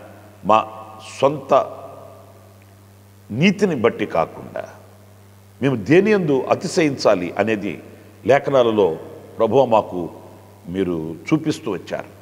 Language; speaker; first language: Telugu; native; Telugu